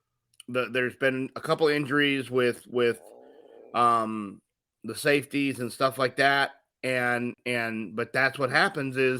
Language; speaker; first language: English; native; English